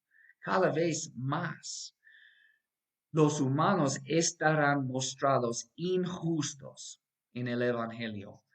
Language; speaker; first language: Spanish; non-native, fluent; English